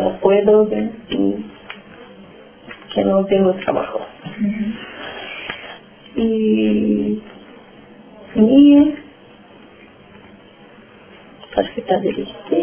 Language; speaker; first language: Spanish; non-native, learner; Romanian